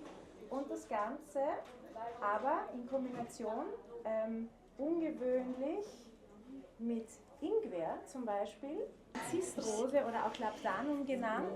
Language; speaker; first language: German; native; German